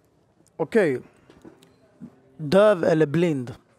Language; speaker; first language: Swedish; native; Swedish